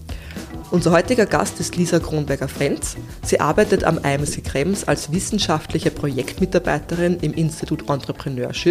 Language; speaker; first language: German; native; German